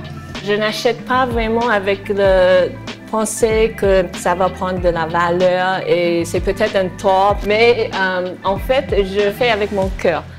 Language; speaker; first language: French; non-native, fluent; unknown